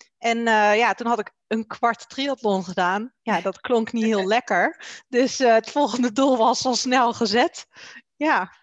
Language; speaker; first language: Dutch; native; Dutch